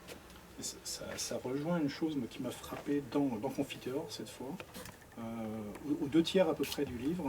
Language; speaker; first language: French; native; French